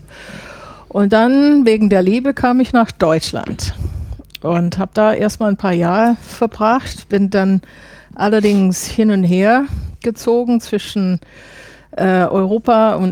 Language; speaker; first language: German; non-native, fluent; English